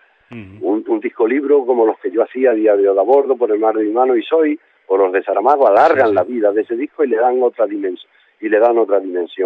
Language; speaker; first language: Spanish; native; Spanish